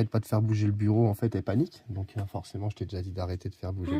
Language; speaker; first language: French; native; French